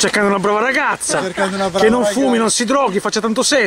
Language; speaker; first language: Italian; native; Italian